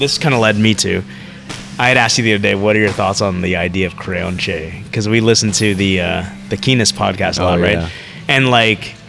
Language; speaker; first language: English; early bilingual, other home language; Vietnamese